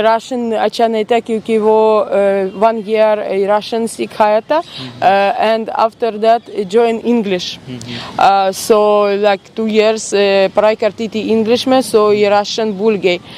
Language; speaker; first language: Hindi; non-native, learner; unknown